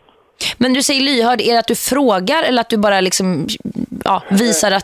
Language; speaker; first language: Swedish; native; Swedish